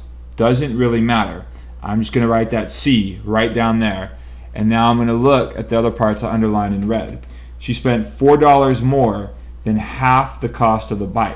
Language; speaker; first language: English; native; English